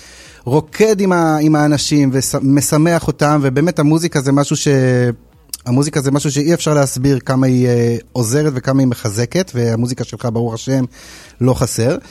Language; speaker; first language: Hebrew; native; Hebrew